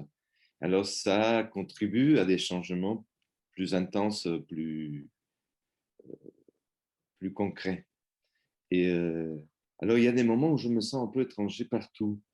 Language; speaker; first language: French; non-native, fluent; Spanish